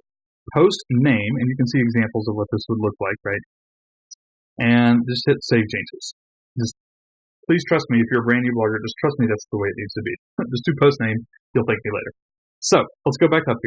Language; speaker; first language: English; native; English